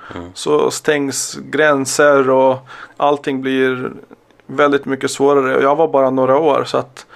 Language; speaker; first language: Swedish; early bilingual, other home language; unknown